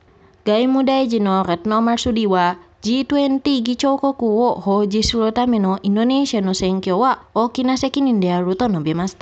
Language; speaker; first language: Japanese; non-native, fluent; Indonesian